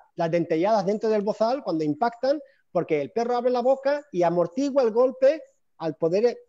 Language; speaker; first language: Spanish; native; Spanish